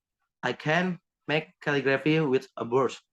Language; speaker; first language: English; non-native, learner; Indonesian